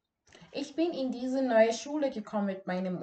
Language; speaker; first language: German; non-native, fluent; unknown